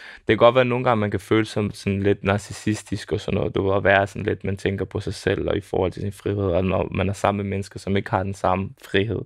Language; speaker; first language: Danish; early bilingual, other home language; Serbian